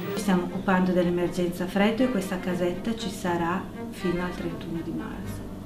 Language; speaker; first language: Italian; native; Italian